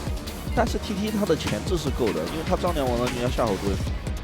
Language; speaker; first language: Chinese; native; Chinese